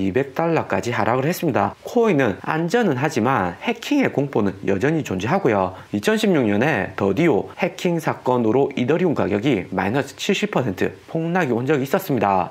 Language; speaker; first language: Korean; native; Korean